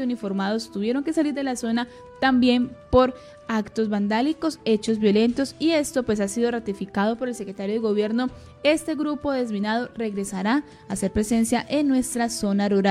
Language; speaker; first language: Spanish; native; Spanish